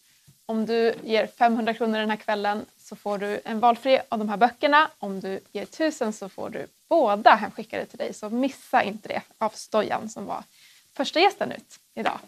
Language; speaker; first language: Swedish; native; Swedish